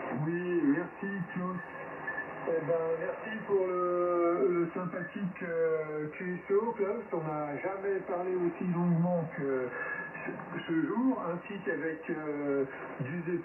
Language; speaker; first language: French; native; French